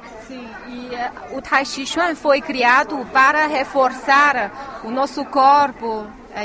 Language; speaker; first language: Portuguese; non-native, fluent; Chinese